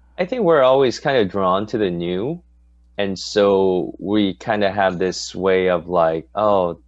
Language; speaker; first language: English; native; English